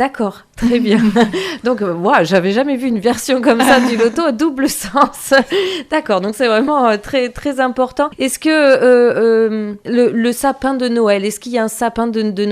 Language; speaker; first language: French; native; French